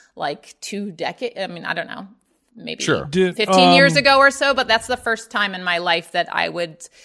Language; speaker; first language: English; native; English